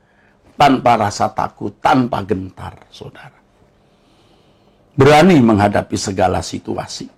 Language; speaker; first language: Indonesian; native; Indonesian